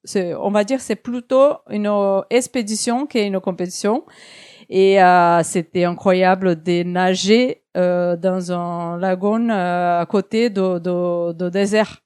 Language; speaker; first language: French; non-native, fluent; Portuguese